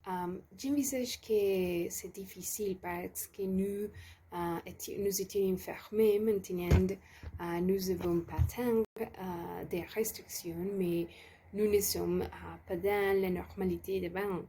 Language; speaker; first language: French; non-native, learner; Spanish